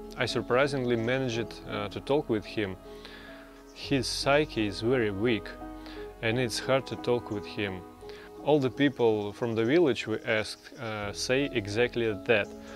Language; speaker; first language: English; non-native, learner; Russian